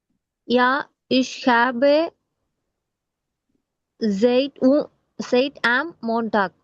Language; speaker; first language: German; non-native, learner; Tamil